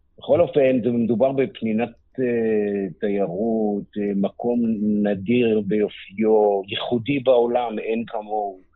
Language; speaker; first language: Hebrew; native; Hebrew